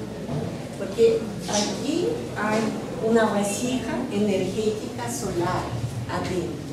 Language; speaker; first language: Spanish; non-native, learner; Russian